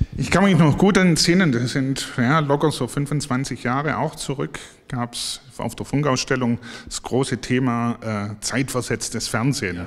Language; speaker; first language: German; native; German